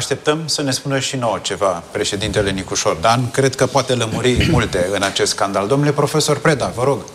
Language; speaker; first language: Romanian; native; Romanian